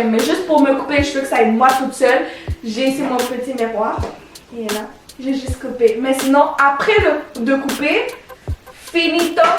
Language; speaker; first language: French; early bilingual, other home language; Spanish